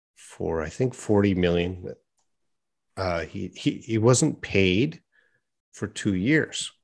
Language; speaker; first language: English; native; English